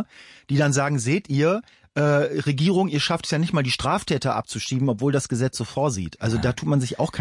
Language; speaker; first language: German; native; German